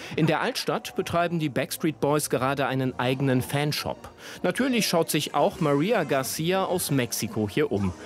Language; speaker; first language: German; native; German